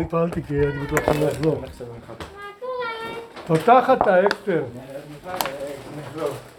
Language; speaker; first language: Hebrew; native; Hebrew